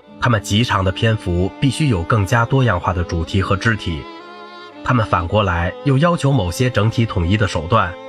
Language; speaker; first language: Chinese; native; Chinese